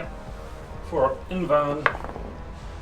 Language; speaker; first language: English; native; English